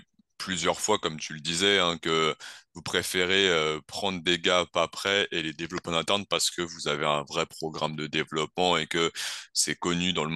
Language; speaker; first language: French; native; French